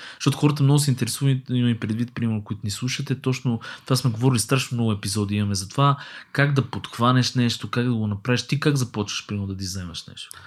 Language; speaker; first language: Bulgarian; native; Bulgarian